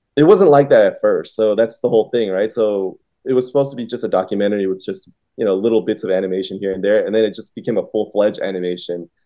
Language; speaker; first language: English; early bilingual, other home language; Vietnamese